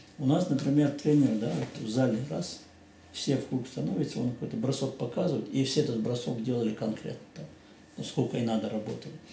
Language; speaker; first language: Russian; non-native, local second language; Chechen